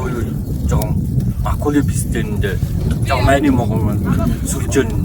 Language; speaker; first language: Korean; non-native, learner; Mongolian